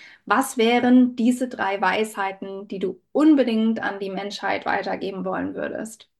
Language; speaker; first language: German; native; German